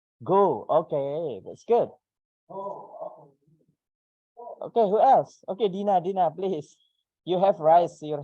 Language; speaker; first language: English; non-native, fluent; Indonesian